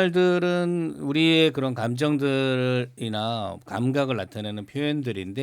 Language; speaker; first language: Korean; native; Korean